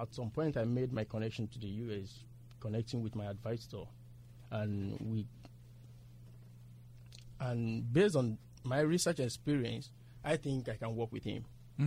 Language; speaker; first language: English; non-native, local second language; Yoruba